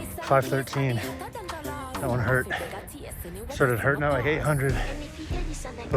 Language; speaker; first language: English; native; English